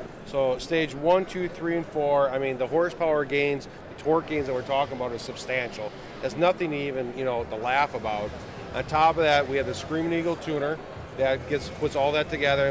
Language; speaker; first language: English; native; English